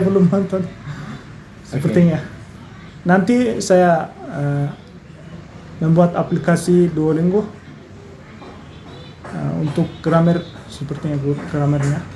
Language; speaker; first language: Indonesian; non-native, learner; Turkish